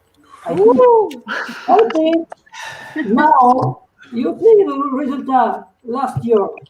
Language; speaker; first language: English; non-native, learner; French